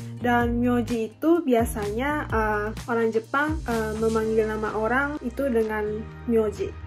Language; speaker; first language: Indonesian; early bilingual, heritage; Japanese